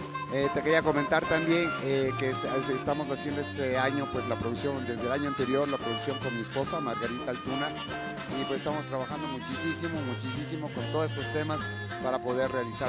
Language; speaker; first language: Spanish; native; Spanish